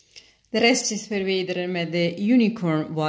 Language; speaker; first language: Dutch; non-native, fluent; Spanish